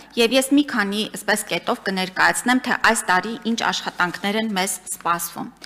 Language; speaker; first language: Armenian; native; Armenian